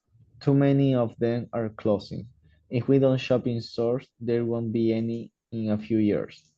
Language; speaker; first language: English; non-native, learner; Spanish